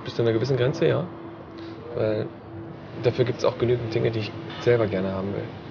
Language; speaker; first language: German; native; German